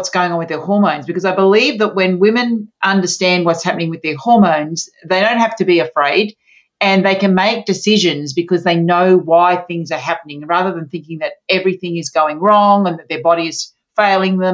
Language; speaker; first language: English; native; English